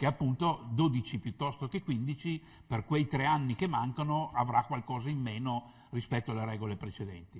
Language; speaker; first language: Italian; native; Italian